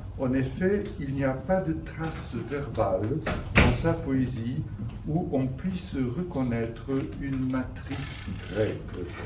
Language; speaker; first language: French; non-native, fluent; Portuguese